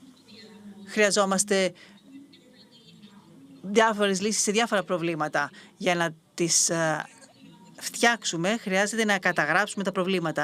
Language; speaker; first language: Greek; native; Greek